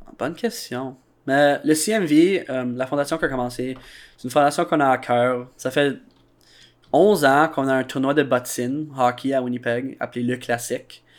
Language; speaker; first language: French; native; French